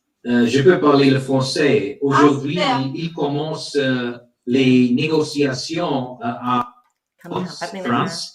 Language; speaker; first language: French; non-native, learner; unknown